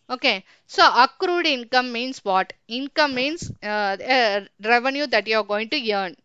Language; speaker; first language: English; non-native, local second language; Tamil